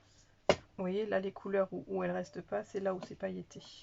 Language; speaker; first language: French; native; French